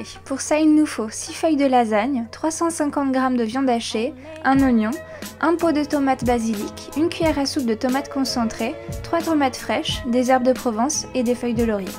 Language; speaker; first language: French; native; French